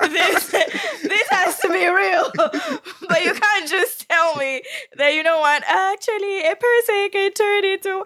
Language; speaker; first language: English; non-native, local second language; Swahili